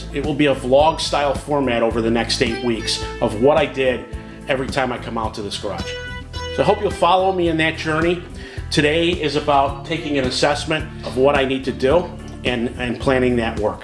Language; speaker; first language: English; native; English